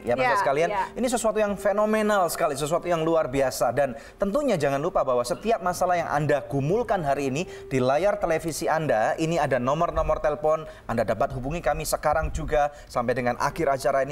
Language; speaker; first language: Indonesian; native; Indonesian